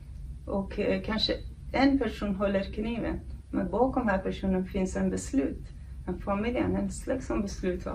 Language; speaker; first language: Swedish; non-native, fluent; Kurdish